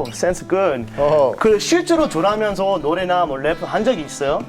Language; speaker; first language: Korean; non-native, fluent; English